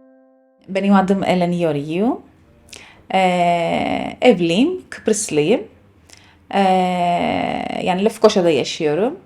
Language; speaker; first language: Turkish; non-native, fluent; Greek